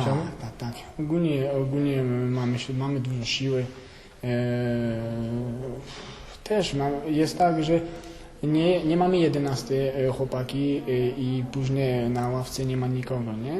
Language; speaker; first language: Polish; early bilingual, heritage; French